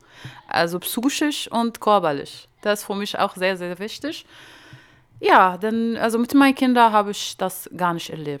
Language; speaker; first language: German; non-native, fluent; Arabic